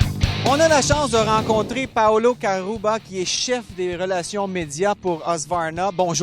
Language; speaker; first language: French; native; French